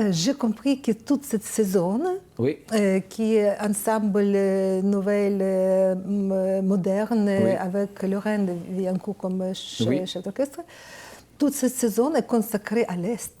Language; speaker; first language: French; non-native, learner; Ukrainian